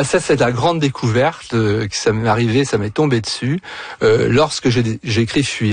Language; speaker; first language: French; native; French